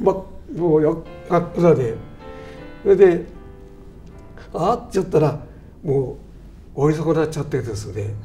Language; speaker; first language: Japanese; native; Japanese